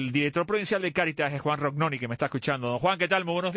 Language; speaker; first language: Spanish; native; Spanish